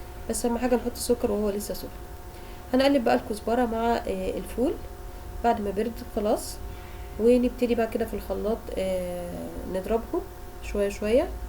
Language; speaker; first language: Arabic; native; Arabic